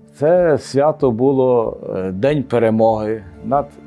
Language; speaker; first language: Ukrainian; native; Ukrainian